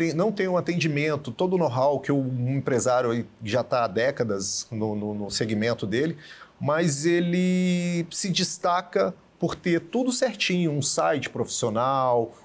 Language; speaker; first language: Portuguese; native; Portuguese